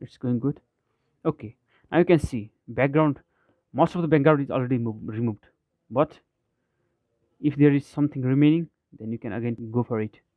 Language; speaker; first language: English; non-native, fluent; Nepali